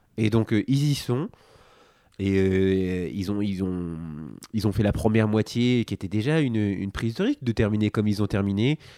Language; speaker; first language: French; native; French